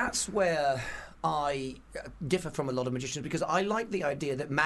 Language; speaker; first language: English; native; English